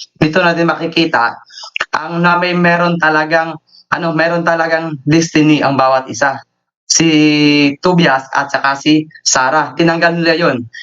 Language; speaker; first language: Filipino; native; Filipino